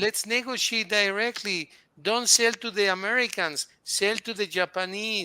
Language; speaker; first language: English; non-native, fluent; Spanish